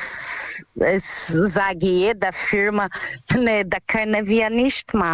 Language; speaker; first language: German; non-native, learner; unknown